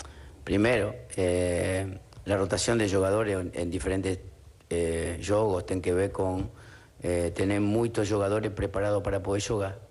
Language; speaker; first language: Portuguese; non-native, learner; Spanish